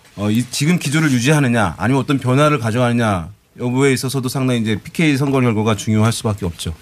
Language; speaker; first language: Korean; native; Korean